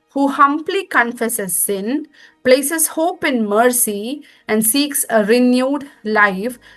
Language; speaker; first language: English; non-native, local second language; Malayalam